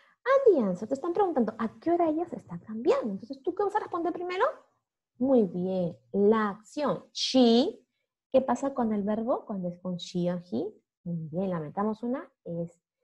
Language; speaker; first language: Spanish; native; Spanish